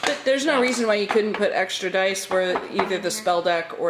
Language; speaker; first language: English; native; English